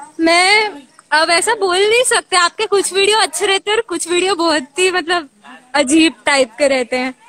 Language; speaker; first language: Hindi; non-native, local second language; Tamil